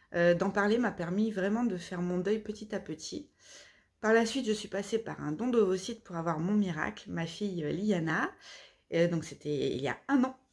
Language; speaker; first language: French; native; French